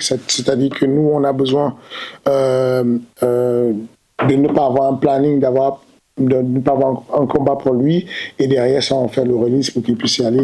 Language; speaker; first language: French; native; French